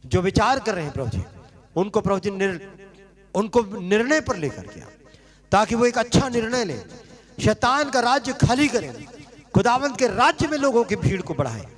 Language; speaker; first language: Hindi; non-native, local second language; Marathi